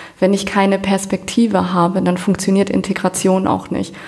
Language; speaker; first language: German; native; German